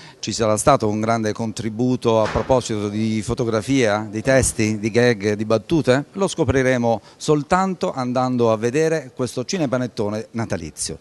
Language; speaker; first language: Italian; native; Italian